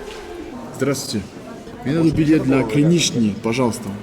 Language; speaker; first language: Russian; non-native, learner; French